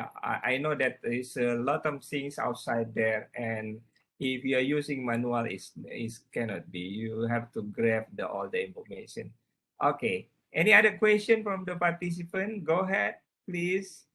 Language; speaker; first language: English; non-native, learner; Indonesian